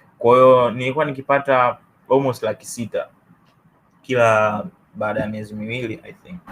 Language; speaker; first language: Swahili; native; Swahili